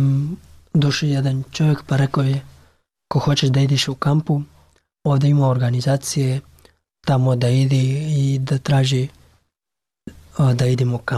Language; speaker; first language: Serbian; non-native, learner; Pashto